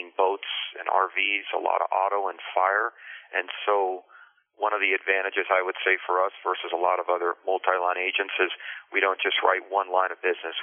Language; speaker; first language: English; early bilingual, other home language; Spanish